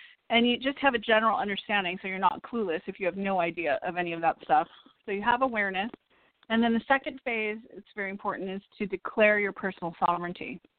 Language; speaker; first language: English; native; English